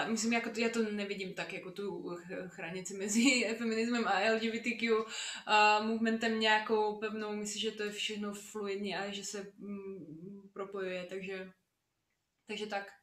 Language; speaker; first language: Czech; non-native, fluent; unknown